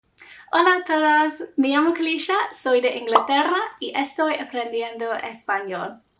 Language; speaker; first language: Spanish; non-native, learner; English